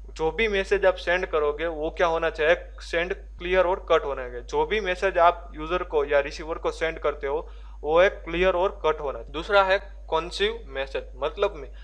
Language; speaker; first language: Hindi; non-native, local second language; Gujarati